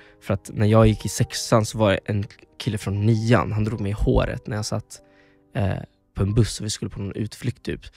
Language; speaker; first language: Swedish; early bilingual, other home language; Spanish